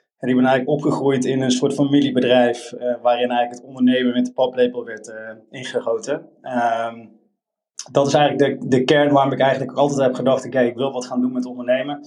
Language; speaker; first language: Dutch; native; Dutch